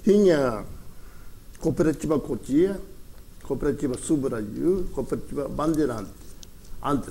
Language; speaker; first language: Portuguese; early bilingual, other home language; Japanese